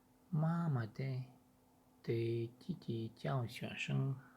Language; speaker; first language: Chinese; non-native, learner; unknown